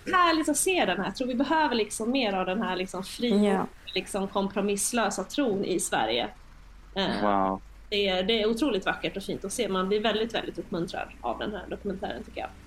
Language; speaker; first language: Swedish; native; Swedish